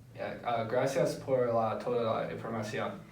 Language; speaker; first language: Spanish; non-native, learner; English